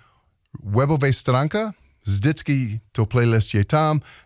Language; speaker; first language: Czech; non-native, learner; English